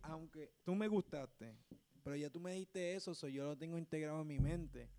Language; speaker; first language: Spanish; early bilingual, heritage; Spanish